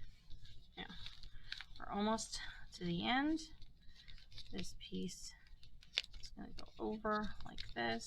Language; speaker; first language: English; native; English